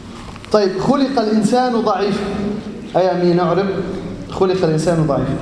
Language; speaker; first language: Arabic; native; Arabic